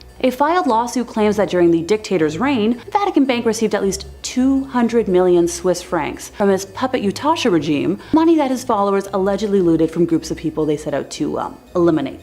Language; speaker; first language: English; native; English